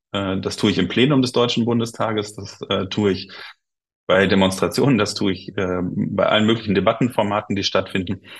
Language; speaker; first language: German; native; German